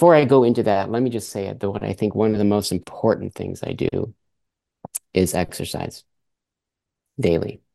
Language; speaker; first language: English; early bilingual, other home language; French